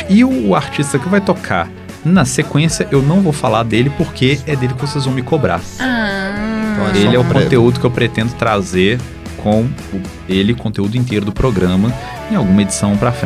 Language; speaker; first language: Portuguese; native; Portuguese